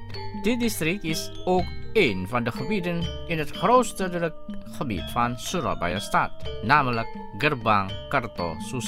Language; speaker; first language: Dutch; non-native, fluent; Indonesian